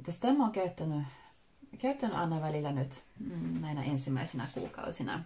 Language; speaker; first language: Finnish; early bilingual, heritage; Finnish